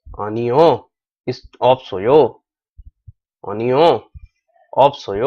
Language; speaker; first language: Korean; non-native, learner; Urdu